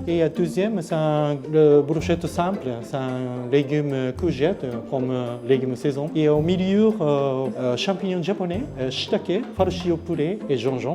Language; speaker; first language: French; non-native, learner; Japanese